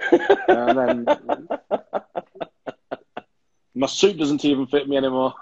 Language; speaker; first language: English; native; English